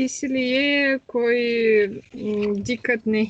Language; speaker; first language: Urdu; non-native, learner; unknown